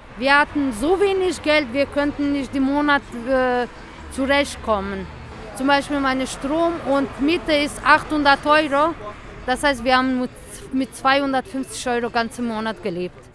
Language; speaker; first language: German; non-native, learner; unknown